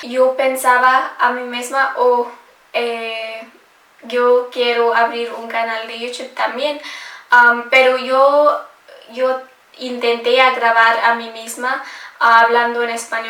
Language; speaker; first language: Spanish; non-native, learner; English